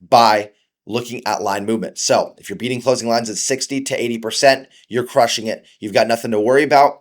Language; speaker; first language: English; native; English